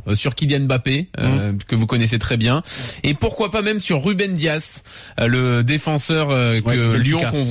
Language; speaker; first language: French; native; French